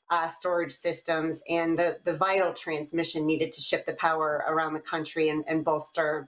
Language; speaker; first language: English; native; English